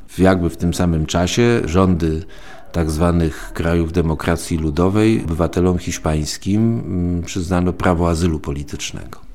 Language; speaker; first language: Polish; early bilingual, other home language; Spanish